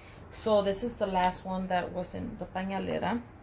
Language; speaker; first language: English; early bilingual, other home language; Spanish